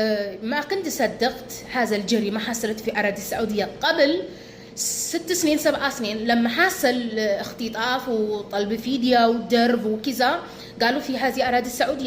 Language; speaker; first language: Arabic; non-native, fluent; Amharic